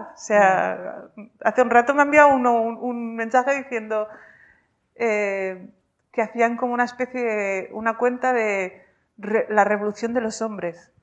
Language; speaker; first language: Spanish; native; Spanish